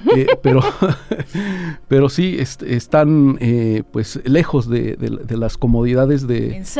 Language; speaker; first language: Spanish; native; Spanish